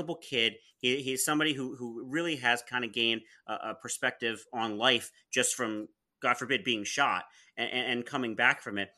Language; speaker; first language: English; early bilingual, other home language; Italian